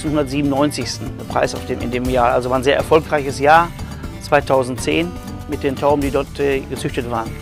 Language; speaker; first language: German; native; German